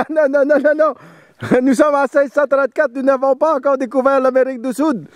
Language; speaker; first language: French; native; French